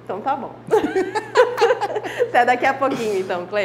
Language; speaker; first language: Portuguese; native; Portuguese